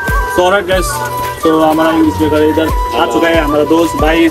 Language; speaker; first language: Hindi; non-native, learner; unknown